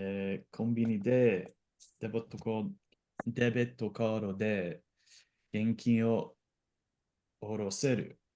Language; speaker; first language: Japanese; non-native, learner; English